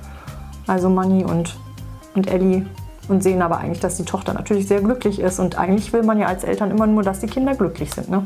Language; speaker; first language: German; native; German